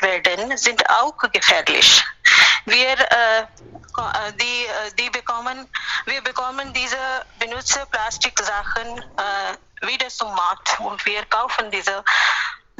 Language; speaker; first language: German; non-native, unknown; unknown